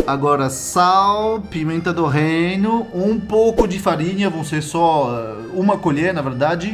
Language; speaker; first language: Portuguese; non-native, fluent; French